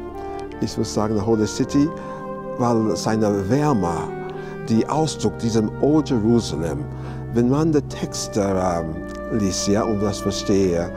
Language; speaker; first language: German; non-native, fluent; English